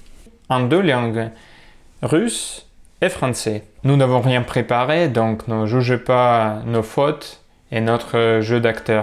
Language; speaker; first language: French; non-native, learner; Russian